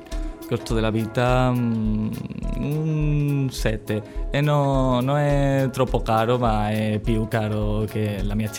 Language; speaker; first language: Italian; non-native, learner; Spanish